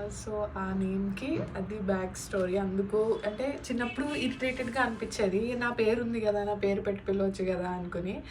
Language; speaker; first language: Telugu; non-native, local second language; Hindi